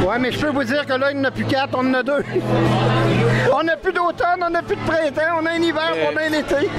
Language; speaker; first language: French; native; French